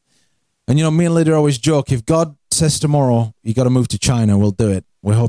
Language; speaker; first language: English; native; English